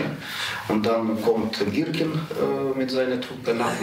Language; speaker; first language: German; non-native, learner; Ukrainian